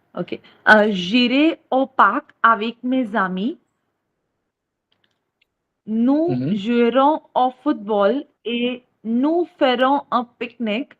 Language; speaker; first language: French; non-native, learner; Hindi